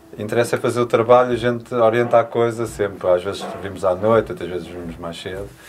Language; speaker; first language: Portuguese; native; Portuguese